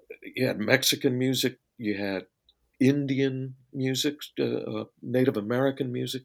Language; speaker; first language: English; native; English